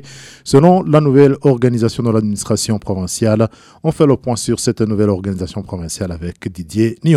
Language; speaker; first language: French; non-native, local second language; Rundi